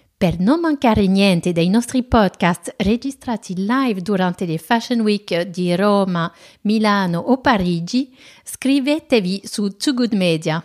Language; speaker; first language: Italian; non-native, fluent; French